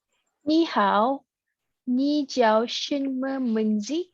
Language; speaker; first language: Chinese; non-native, learner; Malay